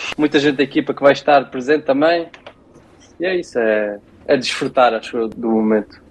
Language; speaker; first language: Portuguese; early bilingual, heritage; Portuguese